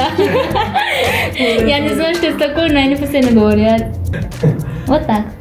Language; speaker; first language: Russian; non-native, learner; Japanese